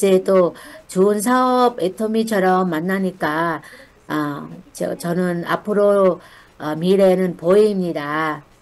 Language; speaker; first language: Korean; non-native, learner; Thai